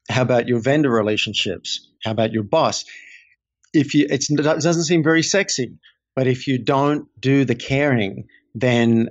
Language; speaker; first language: English; native; English